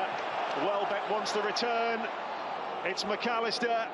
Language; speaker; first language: English; native; English